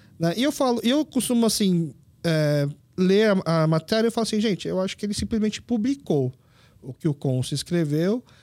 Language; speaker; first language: Portuguese; early bilingual, other home language; Korean